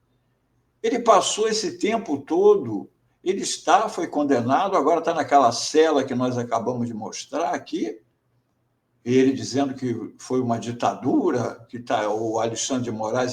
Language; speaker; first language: Portuguese; native; Portuguese